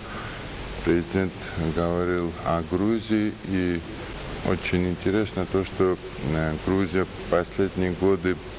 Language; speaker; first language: Russian; non-native, fluent; Georgian